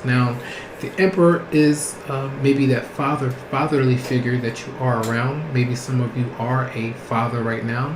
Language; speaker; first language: English; native; English